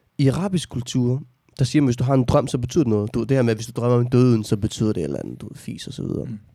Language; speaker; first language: Danish; early bilingual, other home language; Arabic